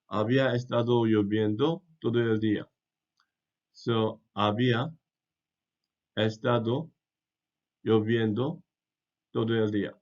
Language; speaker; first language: Spanish; non-native, fluent; English